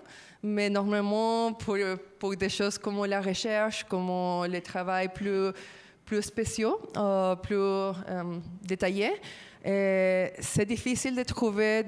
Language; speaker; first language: French; non-native, fluent; Spanish